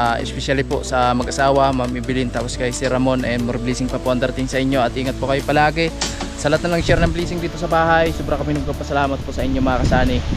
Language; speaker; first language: Filipino; non-native, local second language; Cebuano